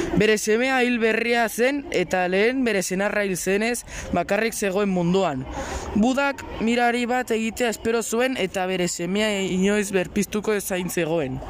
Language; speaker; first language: Basque; non-native, local second language; Spanish